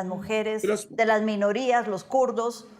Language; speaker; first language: Spanish; native; Spanish